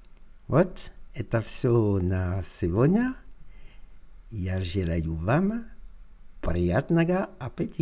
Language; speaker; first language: Russian; non-native, fluent; French